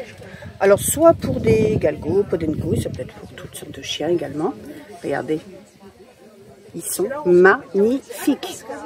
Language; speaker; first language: French; native; French